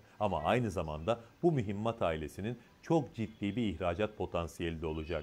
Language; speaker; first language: Turkish; native; Turkish